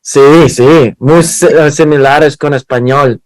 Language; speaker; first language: Spanish; non-native, learner; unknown